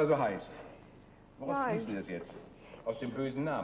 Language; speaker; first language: German; native; German